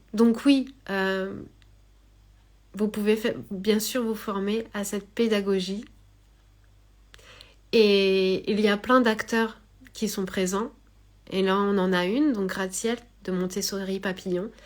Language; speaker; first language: French; native; French